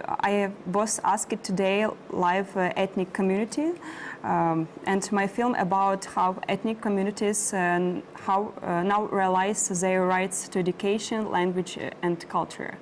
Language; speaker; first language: English; non-native, learner; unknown